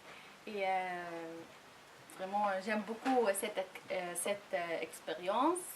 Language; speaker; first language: French; non-native, learner; Arabic